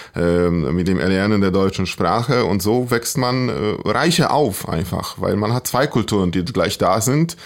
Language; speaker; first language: German; non-native, fluent; Polish